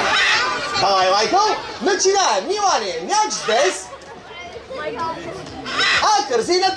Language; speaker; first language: Russian; non-native, learner; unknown